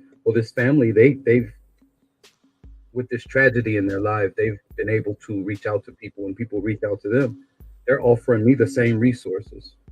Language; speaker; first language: English; native; English